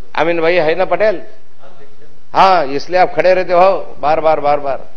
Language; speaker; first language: Hindi; non-native, local second language; Marathi